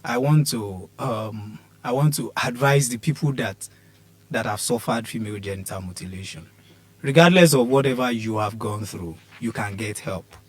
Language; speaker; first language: English; non-native, local second language; Yoruba